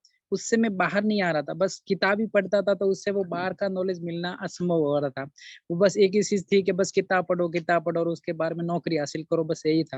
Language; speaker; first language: Hindi; native; Hindi